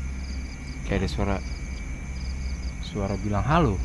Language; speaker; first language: Malay; native; Malay